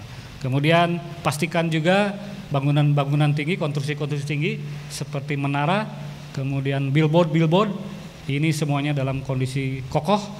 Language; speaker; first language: Indonesian; native; Indonesian